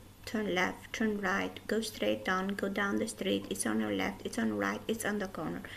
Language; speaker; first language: English; non-native, fluent; Albanian